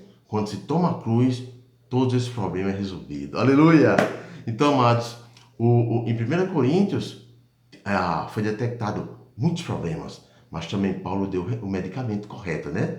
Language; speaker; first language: Portuguese; native; Portuguese